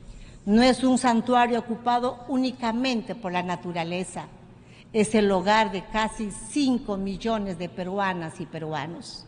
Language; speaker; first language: Spanish; native; Spanish